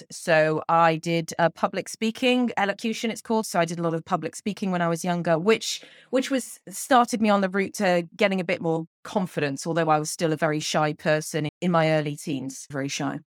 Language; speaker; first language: English; native; English